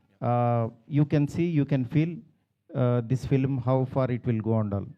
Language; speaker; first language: English; non-native, local second language; Telugu